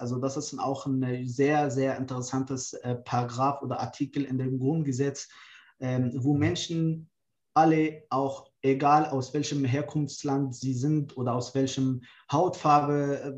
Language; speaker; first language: German; non-native, fluent; Kurdish